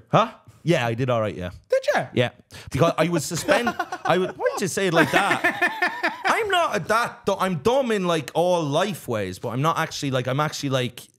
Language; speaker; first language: English; native; English